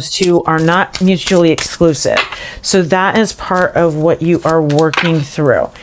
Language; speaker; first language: English; native; English